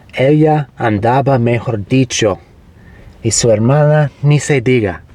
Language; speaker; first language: Spanish; non-native, fluent; English